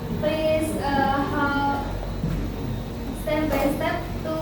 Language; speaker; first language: English; non-native, learner; Indonesian